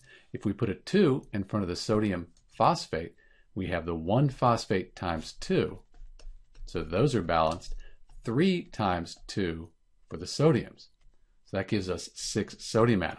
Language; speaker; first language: English; native; English